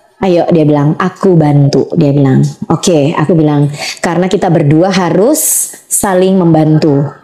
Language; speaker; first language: Indonesian; native; Indonesian